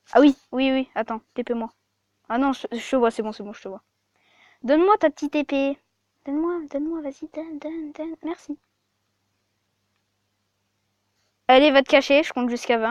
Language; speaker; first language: French; native; French